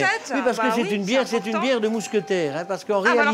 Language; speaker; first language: French; native; French